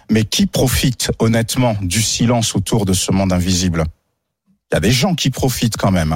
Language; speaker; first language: French; native; French